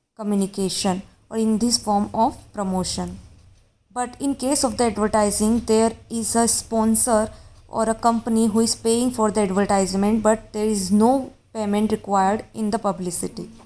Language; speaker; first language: English; non-native, local second language; Hindi